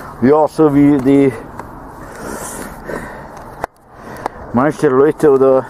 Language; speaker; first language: German; non-native, fluent; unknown